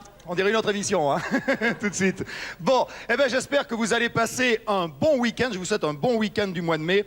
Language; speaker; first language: French; native; French